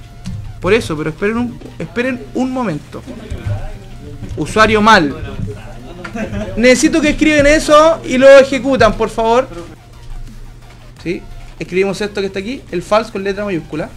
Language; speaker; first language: Spanish; native; Spanish